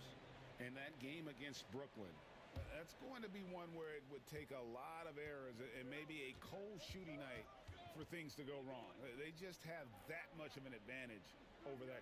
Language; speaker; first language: English; native; English